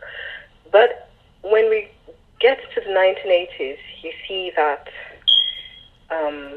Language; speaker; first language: English; non-native, local second language; Yoruba